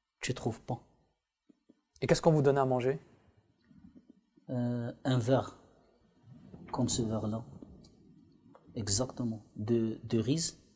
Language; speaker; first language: French; non-native, learner; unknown